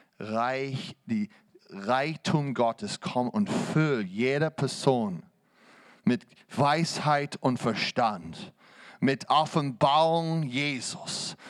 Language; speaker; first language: German; non-native, fluent; English